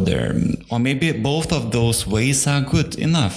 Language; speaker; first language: English; non-native, fluent; Lithuanian